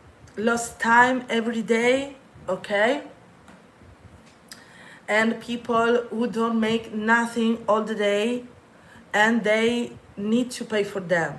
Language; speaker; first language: English; non-native, fluent; Italian